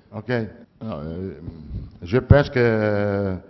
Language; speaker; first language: French; non-native, learner; Italian